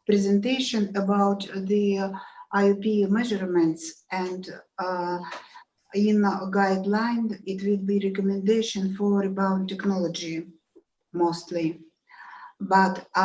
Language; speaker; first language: English; non-native, learner; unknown